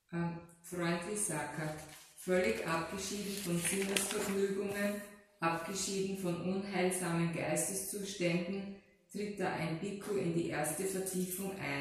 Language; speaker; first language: German; native; German